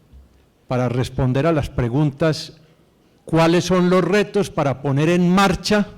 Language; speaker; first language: Spanish; native; Spanish